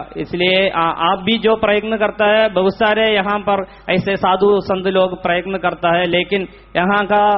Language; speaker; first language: Hindi; non-native, local second language; Malayalam